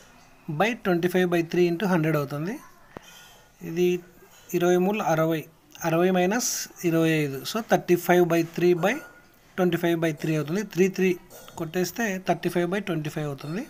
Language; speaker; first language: Telugu; native; Telugu